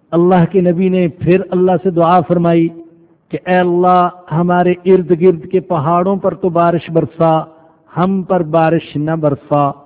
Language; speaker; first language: Urdu; non-native, local second language; Punjabi